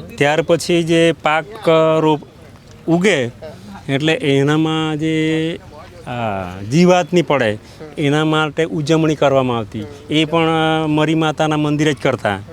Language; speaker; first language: Gujarati; non-native, local second language; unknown